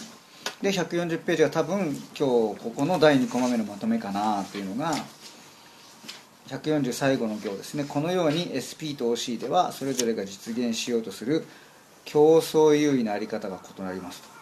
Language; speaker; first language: Japanese; native; Japanese